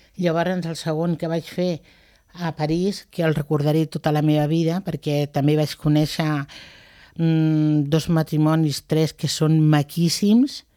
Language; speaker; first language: Catalan; non-native, local second language; Spanish